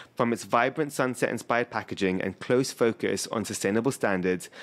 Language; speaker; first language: English; native; English